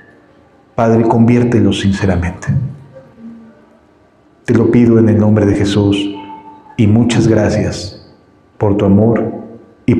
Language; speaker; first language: Spanish; native; Spanish